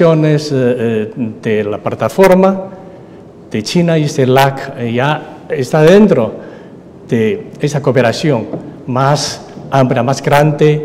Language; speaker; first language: Spanish; non-native, fluent; Chinese